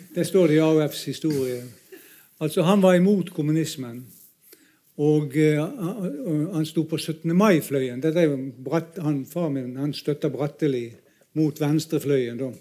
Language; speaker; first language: Norwegian; native; Norwegian